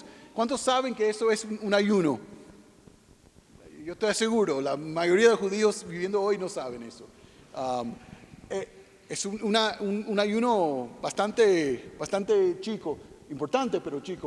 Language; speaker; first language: Spanish; non-native, fluent; English